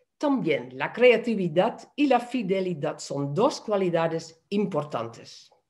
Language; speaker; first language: Spanish; non-native, fluent; Dutch